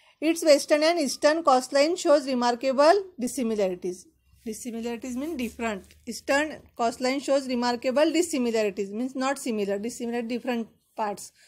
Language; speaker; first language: English; non-native, local second language; Marathi